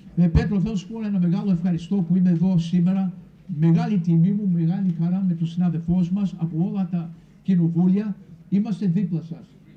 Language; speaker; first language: Greek; early bilingual, heritage; Greek